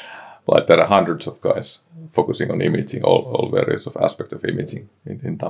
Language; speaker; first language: English; non-native, fluent; Finnish